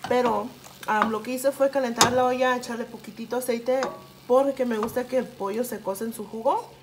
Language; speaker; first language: Spanish; early bilingual, other home language; English